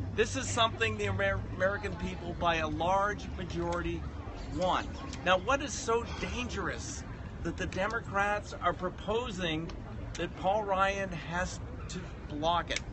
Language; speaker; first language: English; native; English